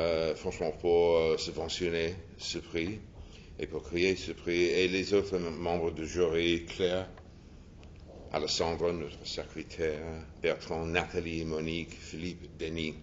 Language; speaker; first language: French; non-native, fluent; English